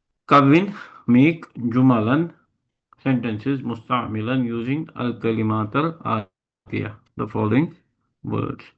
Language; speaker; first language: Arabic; non-native, fluent; Kashmiri